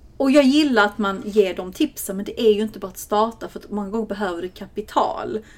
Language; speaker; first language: Swedish; native; Swedish